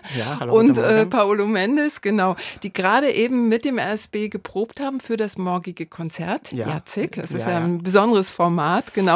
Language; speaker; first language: German; native; German